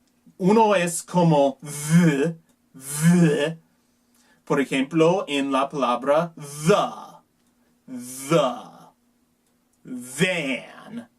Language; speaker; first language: Spanish; non-native, learner; English